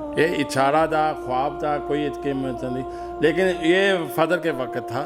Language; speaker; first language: Urdu; non-native, local second language; Punjabi